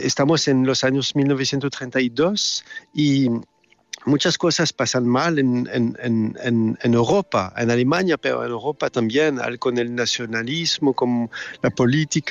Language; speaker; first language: Spanish; non-native, fluent; French